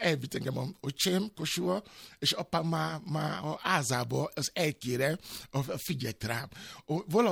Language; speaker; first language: Hungarian; non-native, learner; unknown